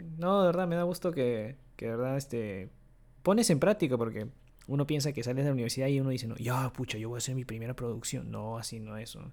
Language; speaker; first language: Spanish; early bilingual, other home language; Japanese